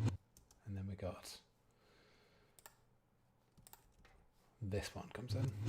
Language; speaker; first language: English; native; English